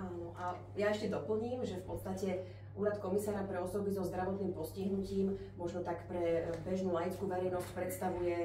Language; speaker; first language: Slovak; native; Slovak